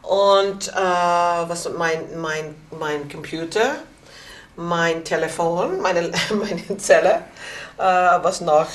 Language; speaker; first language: German; non-native, learner; English